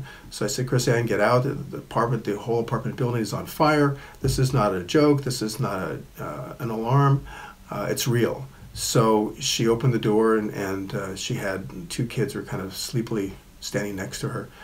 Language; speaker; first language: English; native; English